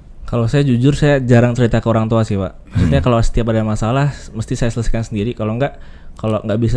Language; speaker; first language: Indonesian; native; Indonesian